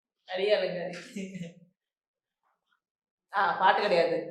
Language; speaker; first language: Tamil; non-native, learner; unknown